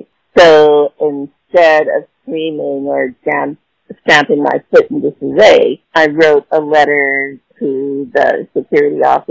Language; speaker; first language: English; native; English